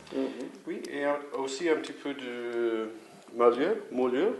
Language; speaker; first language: French; non-native, fluent; English